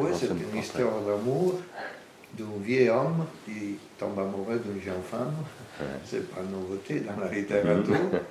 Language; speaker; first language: French; non-native, fluent; Italian